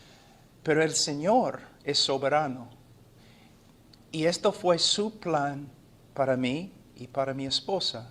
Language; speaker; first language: Spanish; non-native, fluent; English